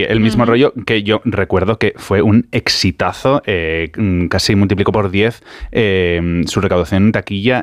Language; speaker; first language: Spanish; native; Spanish